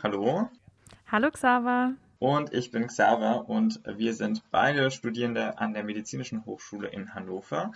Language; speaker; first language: German; native; German